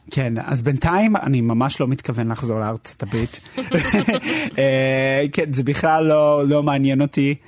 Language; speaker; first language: Hebrew; non-native, fluent; English